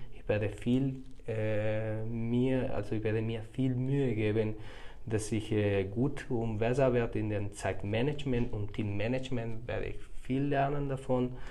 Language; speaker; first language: German; non-native, fluent; Spanish